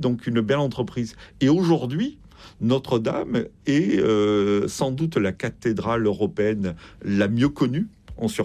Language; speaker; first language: French; native; French